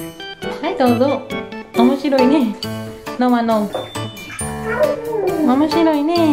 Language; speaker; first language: Japanese; non-native, fluent; Filipino